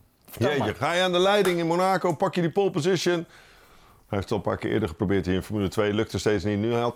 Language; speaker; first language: Dutch; native; Dutch